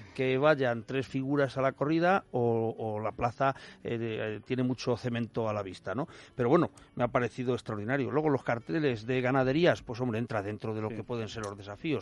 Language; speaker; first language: Spanish; native; Spanish